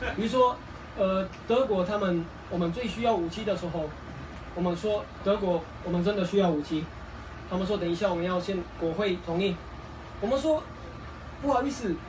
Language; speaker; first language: Chinese; non-native, fluent; Kurdish